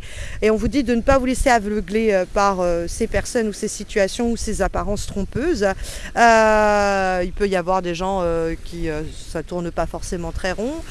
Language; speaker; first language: French; native; French